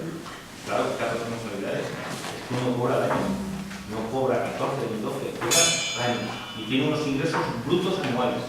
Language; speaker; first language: Spanish; native; Spanish